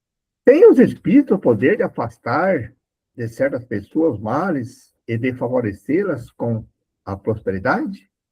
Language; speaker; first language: Portuguese; native; Portuguese